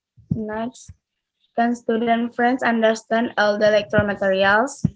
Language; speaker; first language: English; non-native, learner; Indonesian